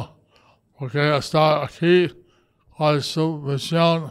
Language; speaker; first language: Spanish; non-native, learner; English